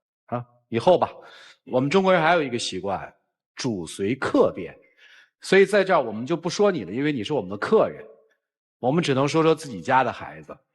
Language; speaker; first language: Chinese; native; Chinese